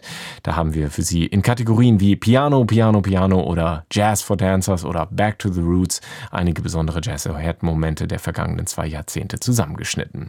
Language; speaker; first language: German; native; German